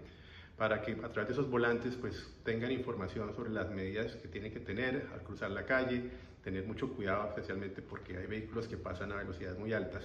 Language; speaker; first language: Spanish; native; Spanish